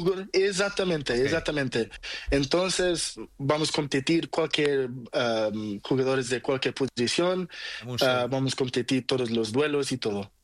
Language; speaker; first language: Spanish; non-native, learner; Portuguese